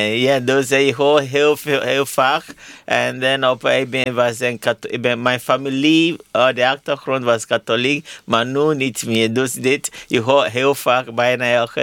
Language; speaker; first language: Dutch; non-native, fluent; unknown